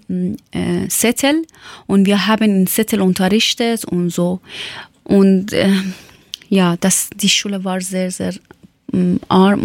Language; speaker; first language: German; non-native, learner; Persian